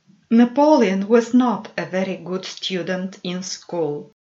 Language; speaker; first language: English; non-native, fluent; Romanian